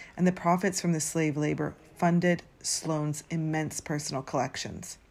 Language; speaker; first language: English; native; English